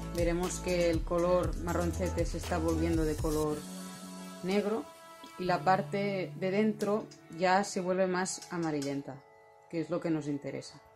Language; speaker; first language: Spanish; non-native, local second language; Catalan